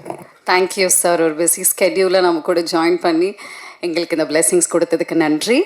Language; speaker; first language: Tamil; native; Tamil